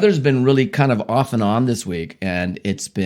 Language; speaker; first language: English; native; English